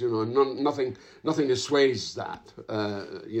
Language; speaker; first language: English; native; English